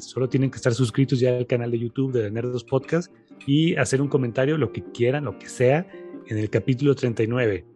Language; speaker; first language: Spanish; native; Spanish